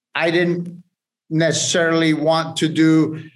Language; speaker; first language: English; early bilingual, other home language; Spanish